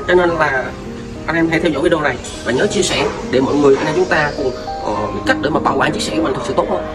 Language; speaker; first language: Vietnamese; native; Vietnamese